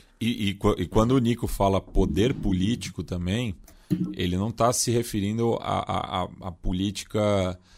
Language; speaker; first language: Portuguese; native; Portuguese